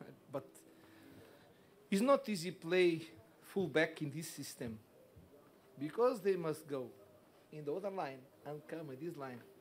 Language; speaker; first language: English; non-native, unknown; Portuguese